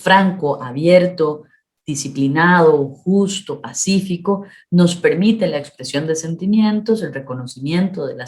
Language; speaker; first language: Spanish; native; Spanish